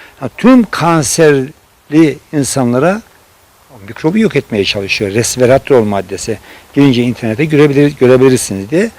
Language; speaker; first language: Turkish; native; Turkish